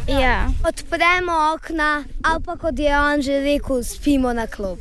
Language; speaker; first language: Slovenian; non-native, local second language; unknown